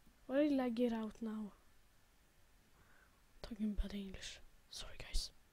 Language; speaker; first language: English; non-native, learner; Swedish